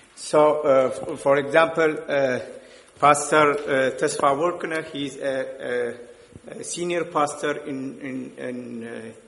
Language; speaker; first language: English; non-native, local second language; Amharic